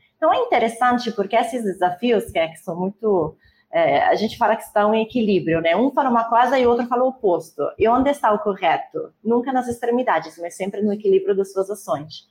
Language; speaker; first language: Portuguese; non-native, fluent; Italian